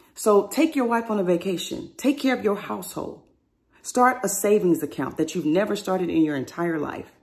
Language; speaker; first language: English; native; English